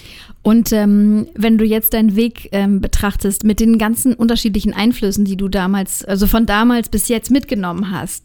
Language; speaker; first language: German; native; German